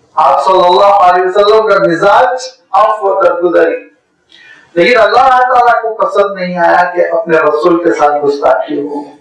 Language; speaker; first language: Urdu; native; Urdu